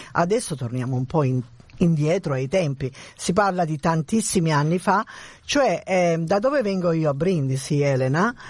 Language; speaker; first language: Italian; native; Italian